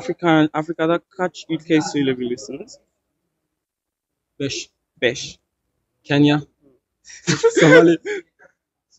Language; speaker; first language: Turkish; non-native, learner; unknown